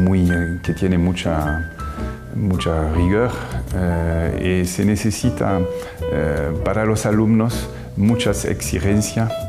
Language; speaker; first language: Spanish; non-native, fluent; French